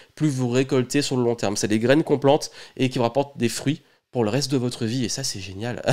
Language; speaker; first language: French; native; French